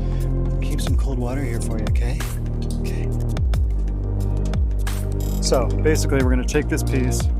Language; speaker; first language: English; native; English